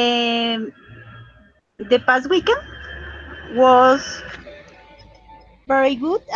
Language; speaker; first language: English; non-native, learner; Spanish